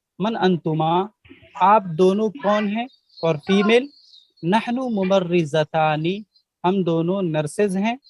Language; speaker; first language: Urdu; native; Urdu